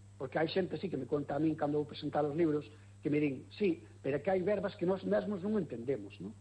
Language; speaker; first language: Galician; native; Galician